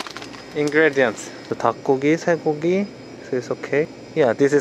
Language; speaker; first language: English; non-native, learner; Korean